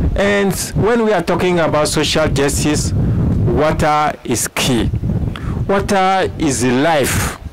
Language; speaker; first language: English; non-native, fluent; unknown